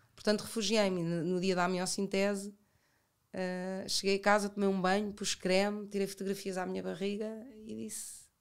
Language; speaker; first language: Portuguese; native; Portuguese